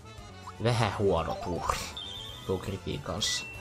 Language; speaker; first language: Finnish; native; Finnish